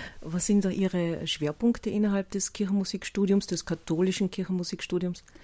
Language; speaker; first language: German; native; German